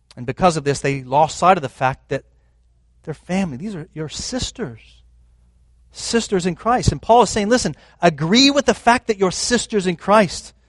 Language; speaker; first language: English; native; English